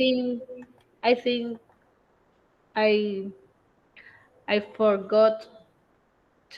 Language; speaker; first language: English; non-native, learner; Spanish